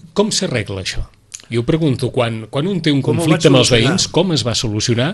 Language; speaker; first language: Catalan; native; Catalan